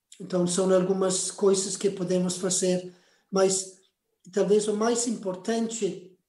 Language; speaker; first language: Portuguese; non-native, fluent; Spanish